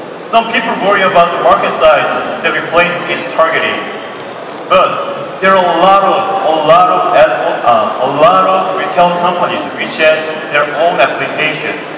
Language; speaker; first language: English; non-native, fluent; Korean